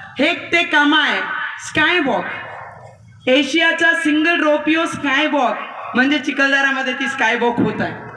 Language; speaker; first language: Marathi; non-native, local second language; Hindi